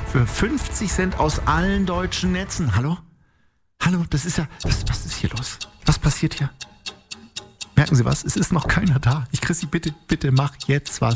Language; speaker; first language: German; native; German